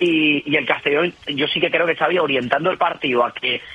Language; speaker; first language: Spanish; native; Spanish